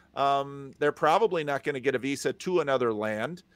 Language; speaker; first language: English; native; English